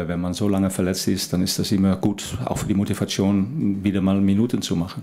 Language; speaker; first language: German; non-native, fluent; Dutch